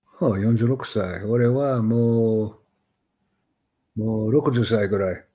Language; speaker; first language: Japanese; non-native, learner; English